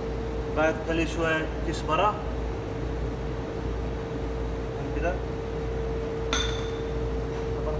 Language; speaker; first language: Arabic; non-native, learner; Urdu